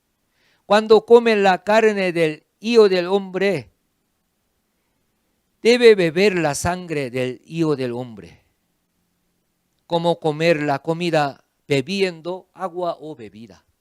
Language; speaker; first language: Spanish; non-native, fluent; Korean